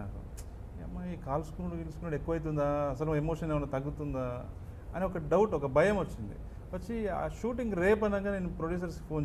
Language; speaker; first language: Telugu; native; Telugu